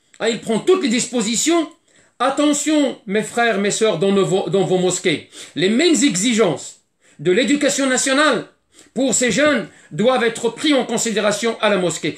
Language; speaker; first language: French; non-native, fluent; Arabic